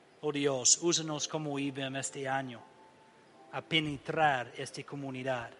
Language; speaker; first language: Spanish; non-native, learner; English